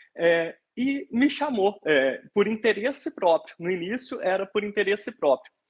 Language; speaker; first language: Portuguese; native; Portuguese